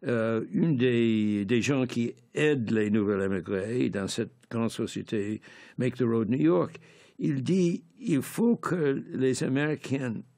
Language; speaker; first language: French; non-native, fluent; English